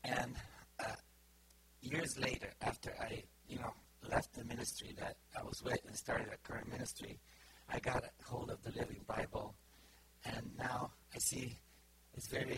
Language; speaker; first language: English; non-native, fluent; Bulgarian